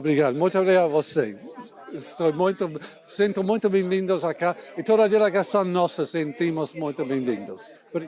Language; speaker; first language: Portuguese; non-native, learner; English